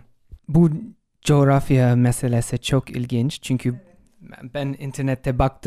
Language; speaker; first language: Turkish; non-native, fluent; English